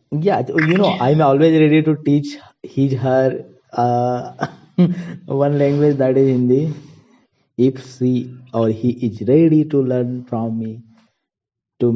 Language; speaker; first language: English; non-native, learner; Hindi